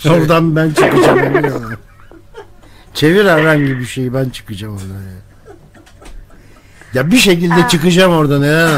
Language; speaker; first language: Turkish; native; Turkish